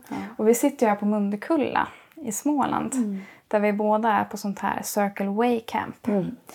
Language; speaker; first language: Swedish; native; Swedish